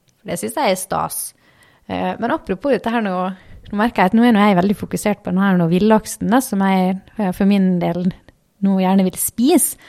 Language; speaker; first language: Norwegian; native; Norwegian